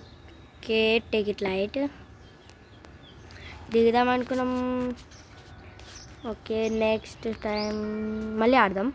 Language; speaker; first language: Telugu; native; Telugu